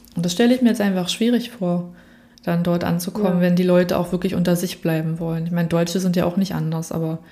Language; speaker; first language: German; native; German